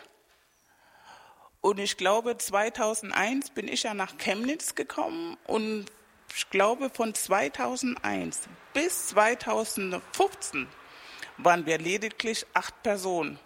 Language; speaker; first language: German; non-native, fluent; Spanish